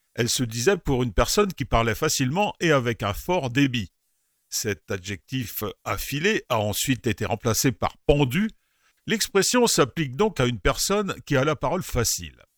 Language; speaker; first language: French; native; French